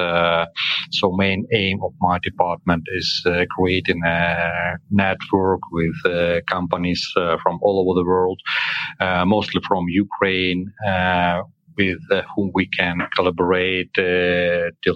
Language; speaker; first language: English; non-native, fluent; Ukrainian